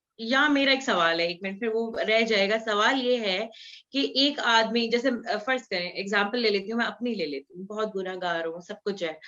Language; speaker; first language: Urdu; native; Urdu